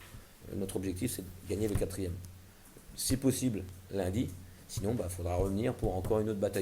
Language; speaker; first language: French; native; French